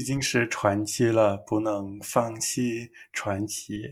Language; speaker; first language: Chinese; non-native, fluent; English